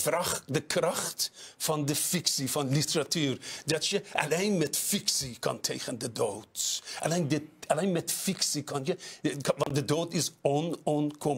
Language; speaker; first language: Dutch; non-native, fluent; Persian